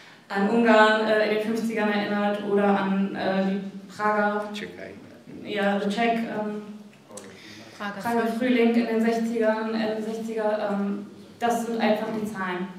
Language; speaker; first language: German; native; German